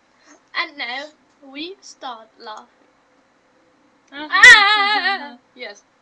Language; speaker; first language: English; non-native, learner; German